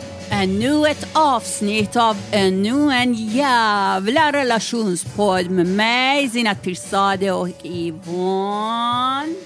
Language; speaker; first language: Swedish; non-native, fluent; Persian